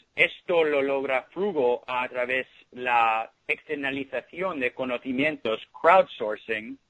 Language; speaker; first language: Spanish; early bilingual, heritage; Spanish